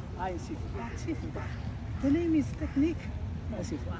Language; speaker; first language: English; non-native, learner; Italian